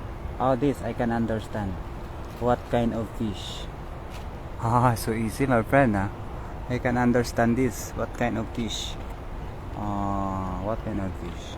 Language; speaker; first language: English; non-native, local second language; Filipino